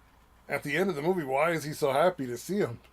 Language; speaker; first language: English; native; English